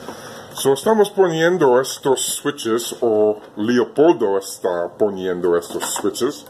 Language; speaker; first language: Spanish; non-native, learner; English